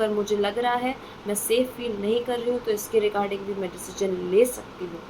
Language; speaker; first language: Hindi; native; Hindi